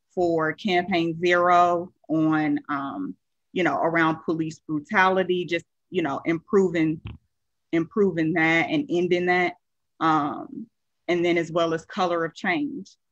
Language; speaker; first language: English; native; English